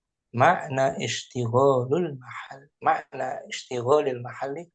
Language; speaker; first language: Arabic; non-native, fluent; Indonesian